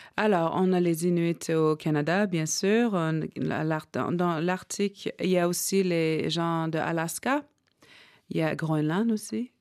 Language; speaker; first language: French; non-native, local second language; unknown